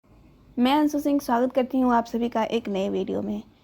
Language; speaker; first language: Hindi; native; Hindi